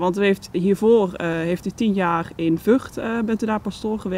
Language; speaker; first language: Dutch; native; Dutch